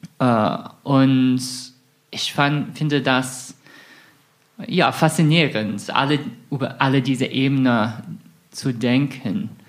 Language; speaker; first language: German; non-native, fluent; English